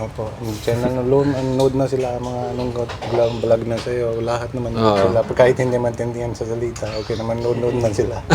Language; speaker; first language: Filipino; non-native, learner; Punjabi